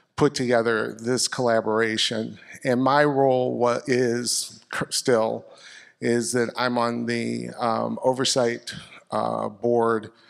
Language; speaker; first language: English; native; English